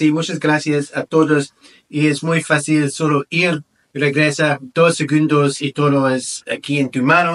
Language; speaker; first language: Spanish; non-native, learner; English